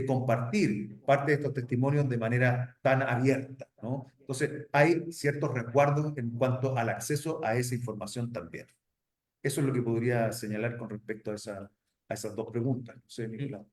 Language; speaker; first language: Spanish; native; Spanish